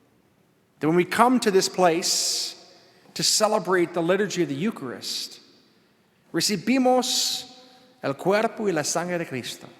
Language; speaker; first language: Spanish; non-native, learner; English